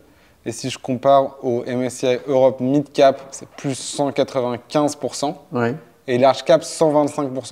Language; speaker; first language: French; native; French